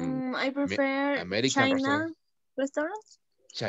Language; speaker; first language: English; non-native, learner; Spanish